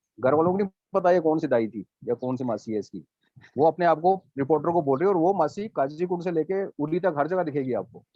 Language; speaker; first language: Hindi; non-native, local second language; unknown